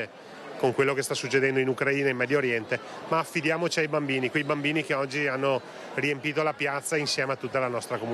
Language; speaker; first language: Italian; native; Italian